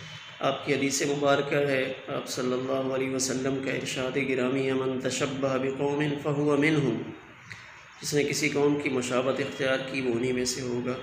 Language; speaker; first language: Urdu; native; Urdu